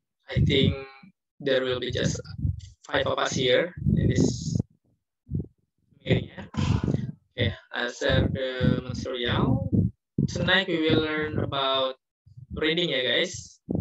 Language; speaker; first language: English; non-native, fluent; Indonesian